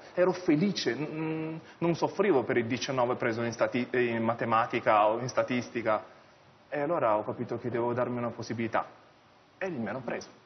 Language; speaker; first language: Italian; early bilingual, other home language; Chinese